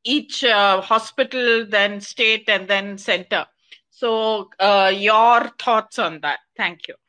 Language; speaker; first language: English; non-native, local second language; Kannada